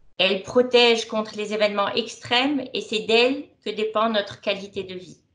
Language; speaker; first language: French; non-native, local second language; Arabic